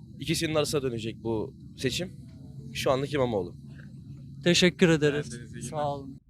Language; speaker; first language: Turkish; native; Turkish